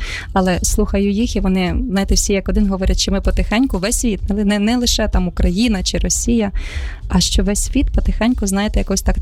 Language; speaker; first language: Ukrainian; native; Ukrainian